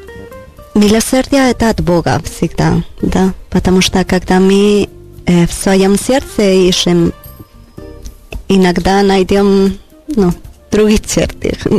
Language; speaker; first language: Russian; non-native, learner; Spanish